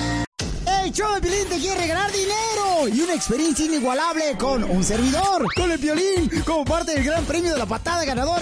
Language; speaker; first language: Spanish; native; Spanish